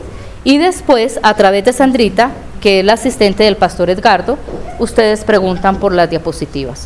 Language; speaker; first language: Spanish; native; Spanish